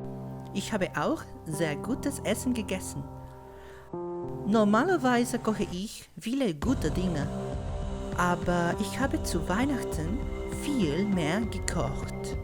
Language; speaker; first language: German; non-native, learner; Spanish